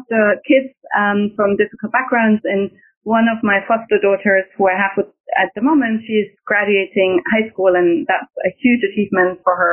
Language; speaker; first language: English; non-native, fluent; German